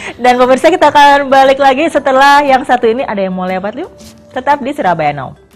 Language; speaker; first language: Indonesian; native; Indonesian